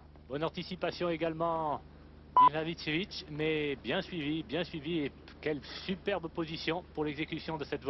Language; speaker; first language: French; native; French